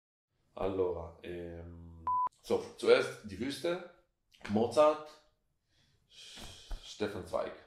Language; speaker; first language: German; non-native, fluent; Hebrew